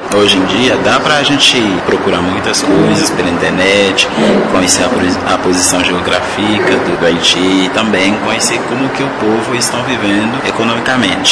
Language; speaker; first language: Portuguese; non-native, fluent; Haitian Creole